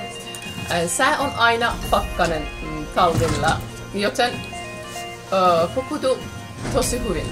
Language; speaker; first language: Finnish; non-native, learner; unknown